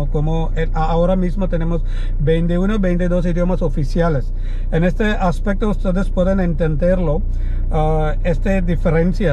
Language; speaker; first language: Spanish; non-native, learner; Malayalam